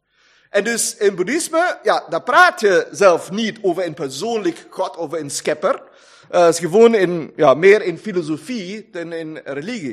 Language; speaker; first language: Dutch; non-native, fluent; German